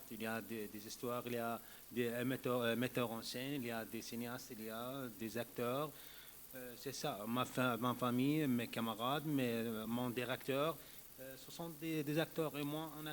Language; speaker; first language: French; non-native, learner; Arabic